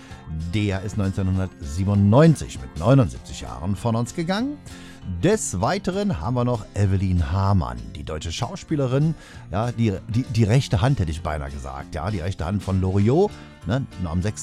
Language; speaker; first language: German; native; German